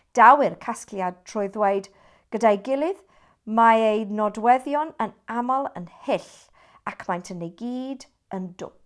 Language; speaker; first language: Welsh; non-native, local second language; English